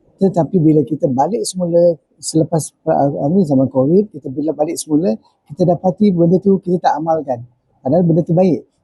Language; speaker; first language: Malay; non-native, local second language; Tamil